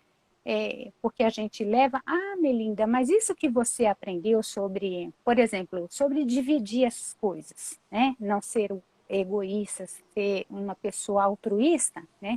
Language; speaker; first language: Portuguese; native; Portuguese